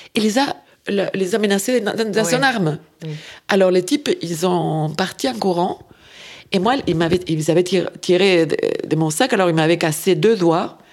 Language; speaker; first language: French; non-native, fluent; Spanish